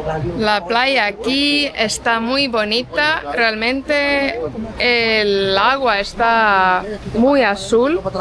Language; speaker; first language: Spanish; non-native, fluent; Estonian